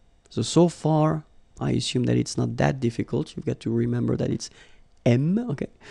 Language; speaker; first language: English; non-native, fluent; French